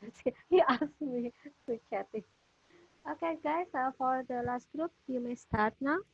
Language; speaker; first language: English; non-native, fluent; Indonesian